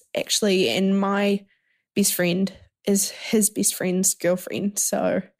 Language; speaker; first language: English; native; English